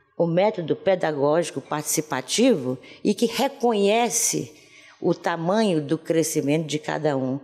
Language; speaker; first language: Portuguese; native; Portuguese